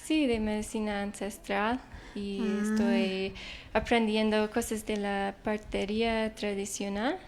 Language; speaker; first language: Spanish; non-native, fluent; English